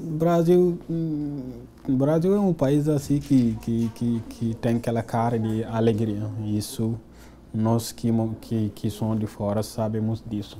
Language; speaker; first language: Portuguese; non-native, fluent; Wolof